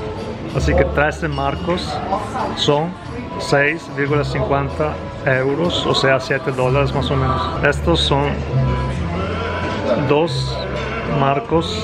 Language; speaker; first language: Spanish; non-native, fluent; Italian